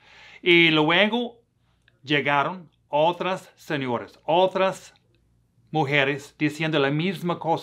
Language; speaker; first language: Spanish; non-native, fluent; English